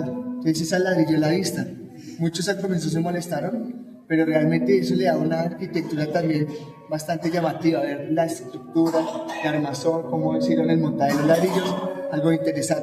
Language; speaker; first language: Spanish; native; Spanish